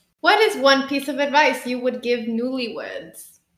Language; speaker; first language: English; early bilingual, other home language; Spanish